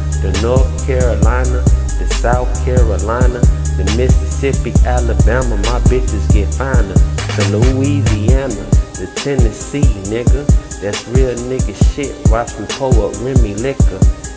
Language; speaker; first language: English; native; English